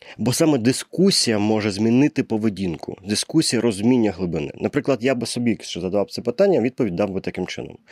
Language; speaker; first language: Ukrainian; non-native, local second language; Russian